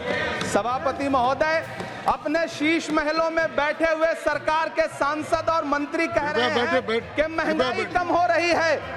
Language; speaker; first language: Hindi; native; Hindi